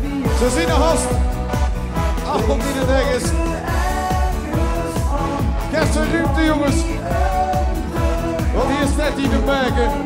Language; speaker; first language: Dutch; native; Dutch